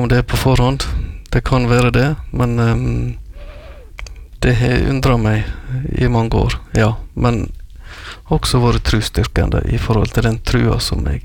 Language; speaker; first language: Norwegian; native; Norwegian